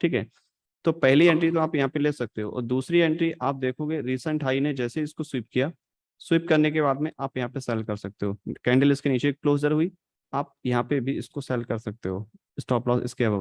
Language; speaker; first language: Hindi; native; Hindi